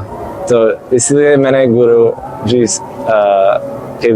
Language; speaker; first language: Hindi; non-native, learner; English